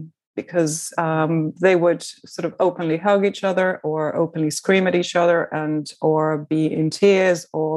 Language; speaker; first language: English; non-native, fluent; Portuguese